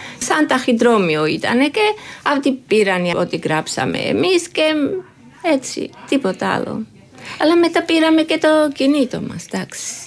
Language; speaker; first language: Greek; non-native, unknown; Georgian